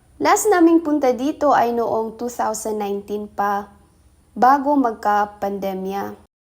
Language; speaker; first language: Filipino; native; Filipino